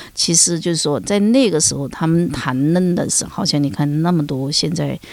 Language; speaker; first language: Chinese; native; Chinese